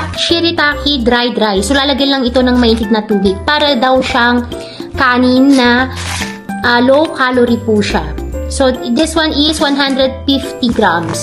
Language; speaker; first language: Filipino; native; Filipino